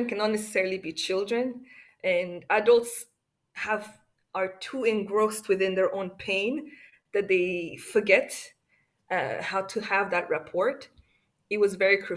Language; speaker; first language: English; non-native, local second language; Kinyarwanda